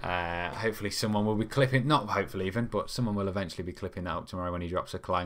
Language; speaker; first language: English; native; English